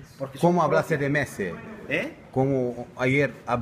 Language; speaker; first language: Spanish; non-native, learner; Portuguese